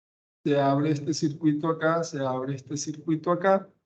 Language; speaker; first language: Spanish; native; Spanish